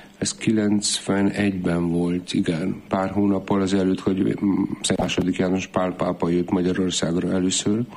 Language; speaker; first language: Hungarian; non-native, fluent; Polish